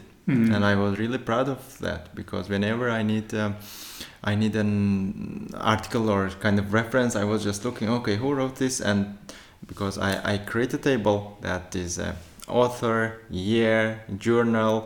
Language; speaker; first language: English; non-native, fluent; Turkmen